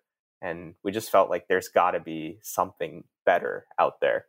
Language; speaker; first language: English; native; English